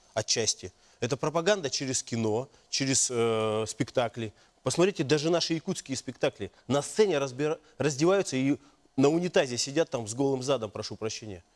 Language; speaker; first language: Russian; native; Russian